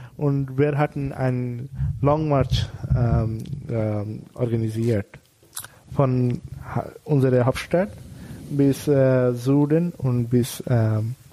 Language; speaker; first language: German; non-native, fluent; Bangla